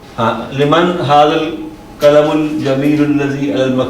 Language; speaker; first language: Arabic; non-native, learner; Urdu